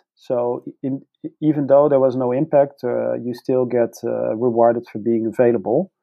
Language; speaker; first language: English; non-native, fluent; Dutch